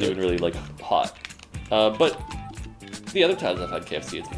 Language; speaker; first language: English; native; English